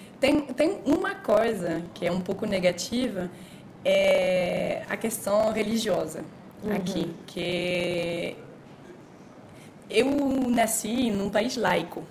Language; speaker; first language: Portuguese; non-native, fluent; French